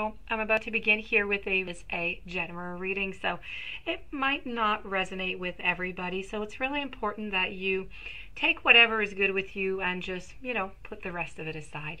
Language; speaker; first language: English; non-native, local second language; French